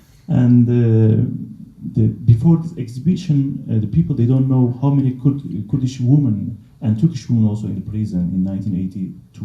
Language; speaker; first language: English; non-native, learner; Kurdish